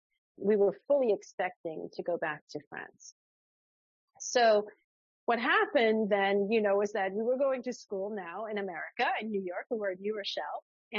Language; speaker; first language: English; early bilingual, other home language; French